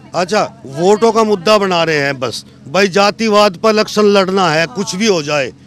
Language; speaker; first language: Hindi; native; Hindi